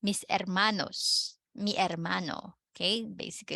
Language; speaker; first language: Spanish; non-native, fluent; Filipino